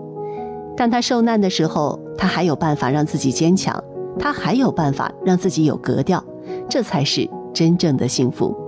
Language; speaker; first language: Chinese; native; Chinese